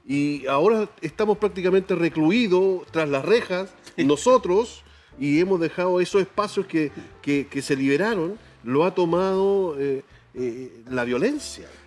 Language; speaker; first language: Spanish; native; Spanish